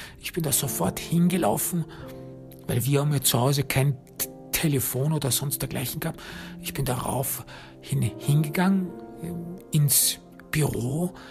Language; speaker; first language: German; early bilingual, other home language; Turkish